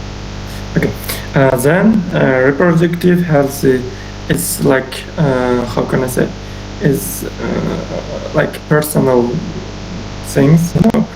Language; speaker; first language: English; non-native, learner; Uzbek